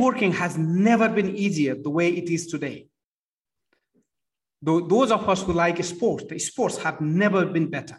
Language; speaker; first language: English; non-native, local second language; Nepali